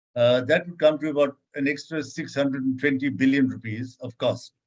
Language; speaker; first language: English; non-native, local second language; Urdu